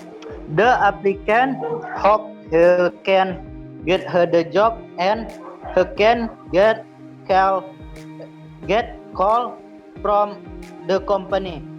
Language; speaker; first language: English; non-native, learner; Indonesian